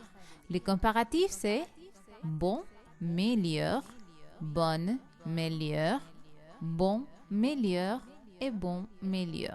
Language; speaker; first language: French; non-native, learner; Spanish